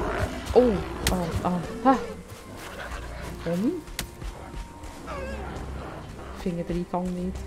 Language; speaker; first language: German; native; German